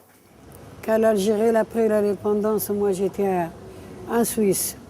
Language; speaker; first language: French; early bilingual, other home language; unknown